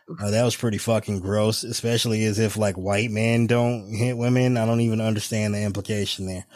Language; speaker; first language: English; native; English